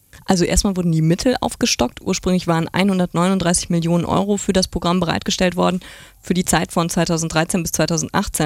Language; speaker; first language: German; native; German